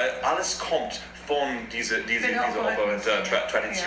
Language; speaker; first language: German; non-native, fluent; English